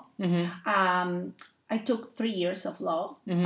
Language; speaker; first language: English; non-native, fluent; Spanish